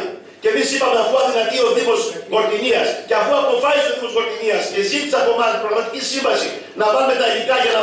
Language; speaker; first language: Greek; native; Greek